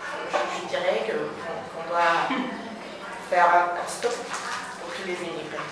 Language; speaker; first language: French; non-native, learner; Spanish